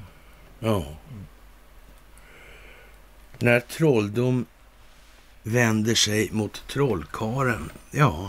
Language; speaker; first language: Swedish; native; Swedish